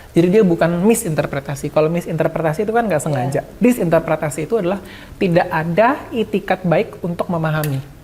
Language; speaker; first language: Indonesian; native; Indonesian